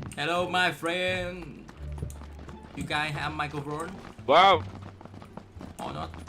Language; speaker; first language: English; non-native, learner; Thai